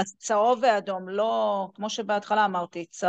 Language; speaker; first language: Hebrew; native; Hebrew